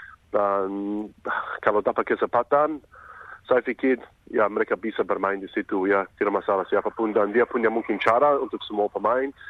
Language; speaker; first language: Indonesian; non-native, fluent; English